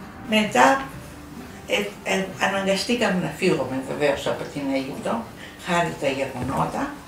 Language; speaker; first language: Greek; early bilingual, heritage; Greek